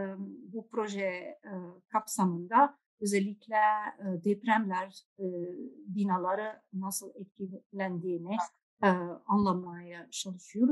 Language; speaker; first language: Turkish; non-native, fluent; Dutch